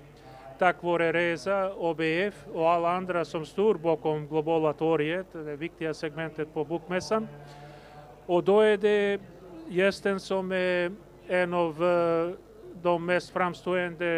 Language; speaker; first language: Swedish; non-native, fluent; Macedonian